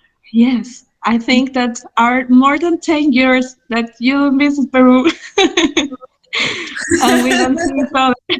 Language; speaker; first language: English; non-native, fluent; Spanish